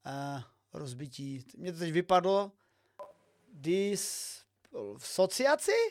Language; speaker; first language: Czech; native; Czech